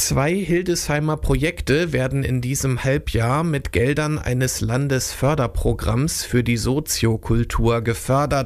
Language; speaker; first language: German; native; German